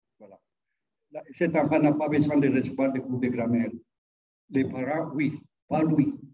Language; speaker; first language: French; non-native, fluent; Spanish